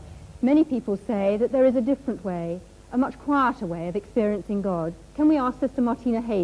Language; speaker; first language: English; native; English